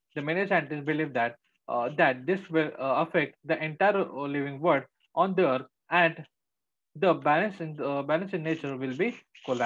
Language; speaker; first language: English; non-native, local second language; Marathi